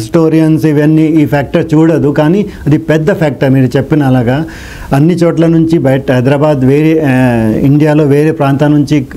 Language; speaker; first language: Telugu; non-native, local second language; Rajasthani